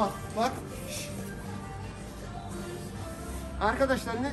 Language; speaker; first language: Turkish; native; Turkish